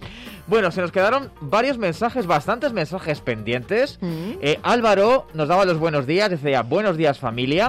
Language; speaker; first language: Spanish; native; Spanish